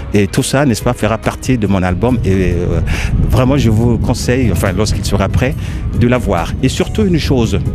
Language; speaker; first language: French; non-native, local second language; Lingala